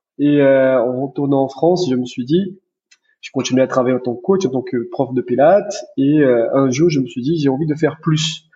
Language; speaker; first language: French; non-native, fluent; Portuguese